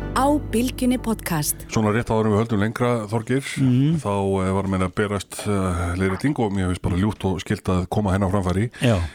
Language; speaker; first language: Icelandic; native; Icelandic